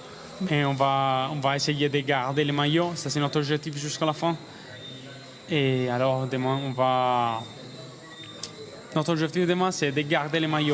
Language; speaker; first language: French; non-native, learner; Spanish